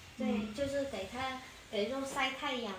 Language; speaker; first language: Chinese; non-native, fluent; Vietnamese